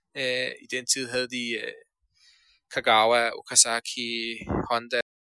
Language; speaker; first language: Danish; early bilingual, other home language; Persian